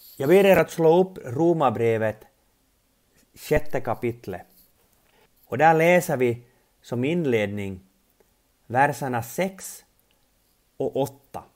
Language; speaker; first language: Swedish; native; Swedish